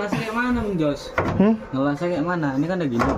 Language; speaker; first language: Indonesian; native; Indonesian